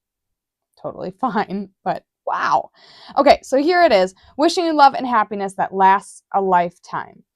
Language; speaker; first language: English; native; English